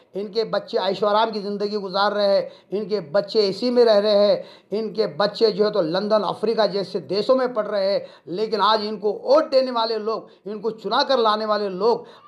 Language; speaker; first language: Hindi; non-native, local second language; Urdu